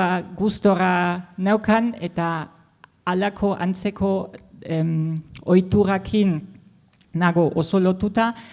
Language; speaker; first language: Basque; non-native, fluent; German